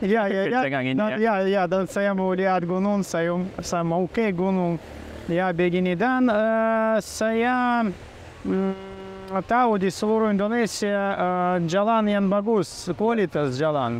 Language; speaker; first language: Indonesian; non-native, learner; Russian